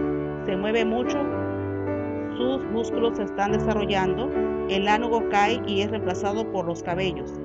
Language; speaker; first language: Spanish; native; Spanish